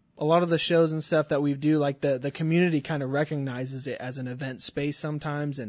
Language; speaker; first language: English; early bilingual, other home language; Spanish